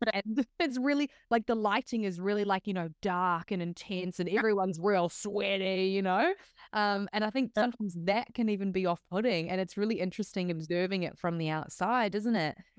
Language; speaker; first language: English; native; English